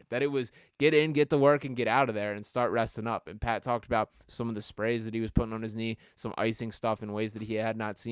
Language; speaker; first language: English; native; English